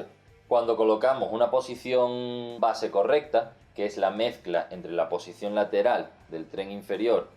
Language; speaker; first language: Spanish; native; Spanish